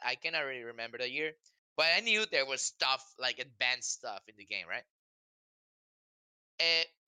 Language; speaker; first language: English; non-native, fluent; Spanish